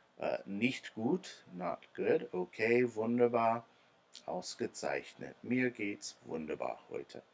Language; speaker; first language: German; non-native, fluent; English